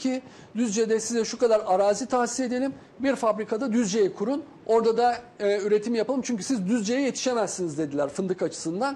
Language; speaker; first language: Turkish; native; Turkish